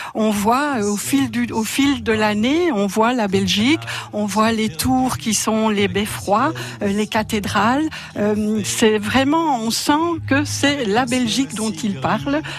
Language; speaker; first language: French; native; French